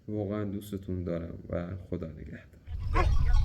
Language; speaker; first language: Persian; native; Persian